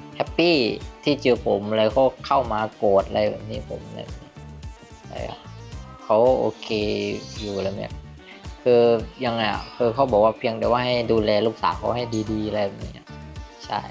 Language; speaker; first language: Thai; native; Thai